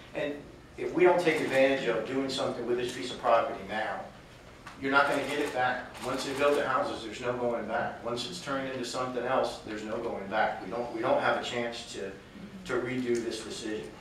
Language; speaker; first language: English; native; English